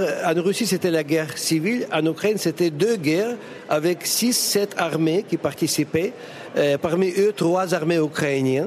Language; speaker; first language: French; non-native, fluent; Russian